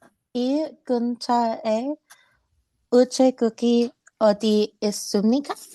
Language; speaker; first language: Korean; non-native, learner; English